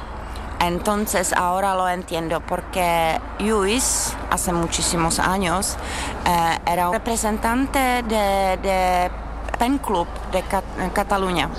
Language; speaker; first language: Spanish; non-native, fluent; Czech